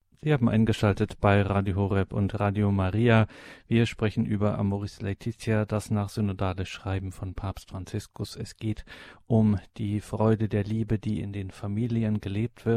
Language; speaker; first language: German; native; German